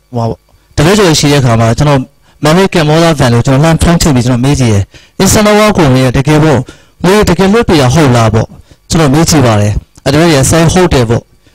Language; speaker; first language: Burmese; native; Burmese